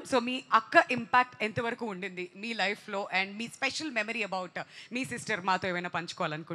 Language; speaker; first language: Telugu; native; Telugu